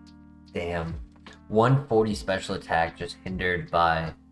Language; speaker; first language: English; native; English